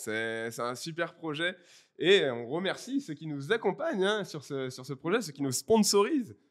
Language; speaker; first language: French; native; French